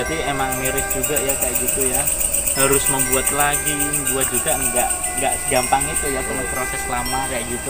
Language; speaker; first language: Indonesian; native; Indonesian